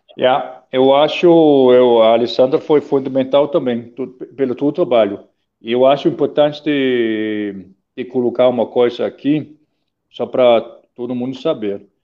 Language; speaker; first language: Portuguese; non-native, fluent; Danish